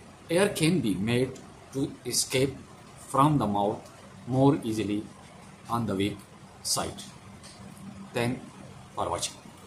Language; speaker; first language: English; non-native, local second language; Urdu